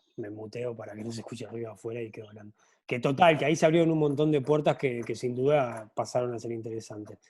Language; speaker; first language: Spanish; native; Spanish